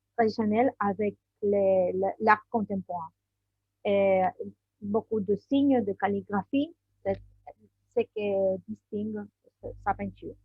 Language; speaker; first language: French; non-native, learner; Spanish